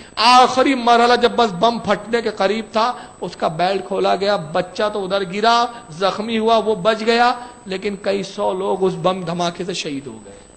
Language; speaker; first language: Urdu; native; Urdu